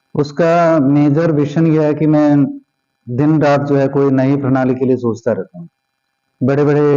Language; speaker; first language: Hindi; non-native, local second language; Punjabi